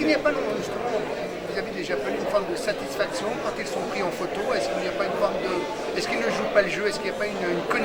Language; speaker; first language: French; native; French